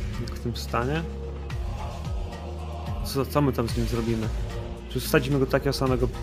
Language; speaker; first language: Polish; native; Polish